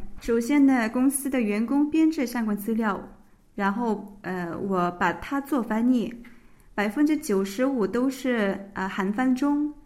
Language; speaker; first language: Chinese; non-native, fluent; Korean